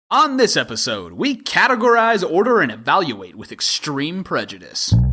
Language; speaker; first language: English; native; English